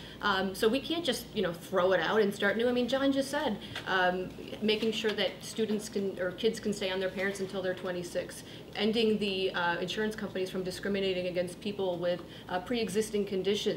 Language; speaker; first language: English; native; English